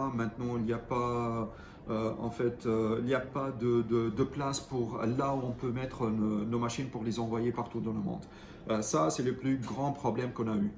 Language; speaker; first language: French; non-native, local second language; Arabic